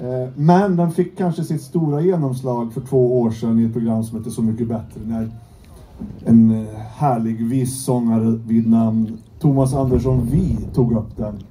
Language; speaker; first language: Swedish; native; Swedish